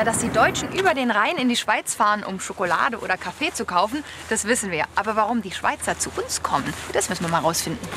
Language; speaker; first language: German; native; German